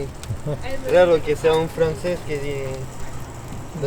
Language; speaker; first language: Spanish; non-native, learner; French